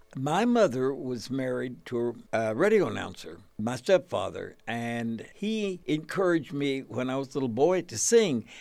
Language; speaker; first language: English; native; English